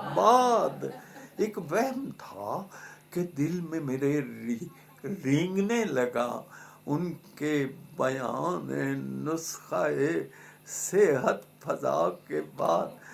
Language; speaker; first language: Urdu; non-native, local second language; Punjabi